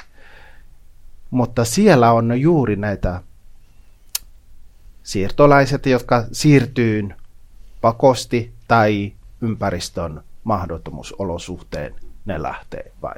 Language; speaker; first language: Finnish; non-native, fluent; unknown